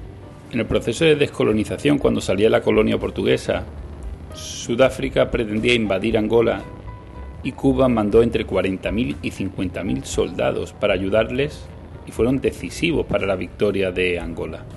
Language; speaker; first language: Spanish; native; Spanish